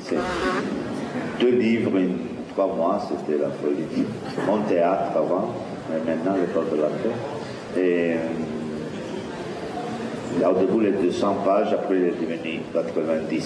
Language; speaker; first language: French; non-native, fluent; Italian